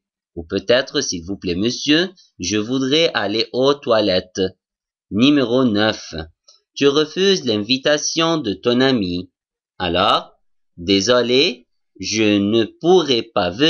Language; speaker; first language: French; non-native, fluent; Arabic